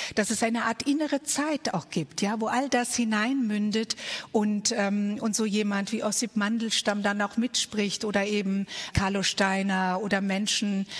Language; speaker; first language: German; early bilingual, other home language; Croatian